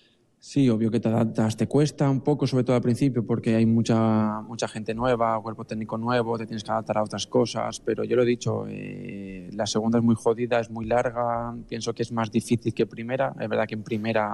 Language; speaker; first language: Spanish; native; Spanish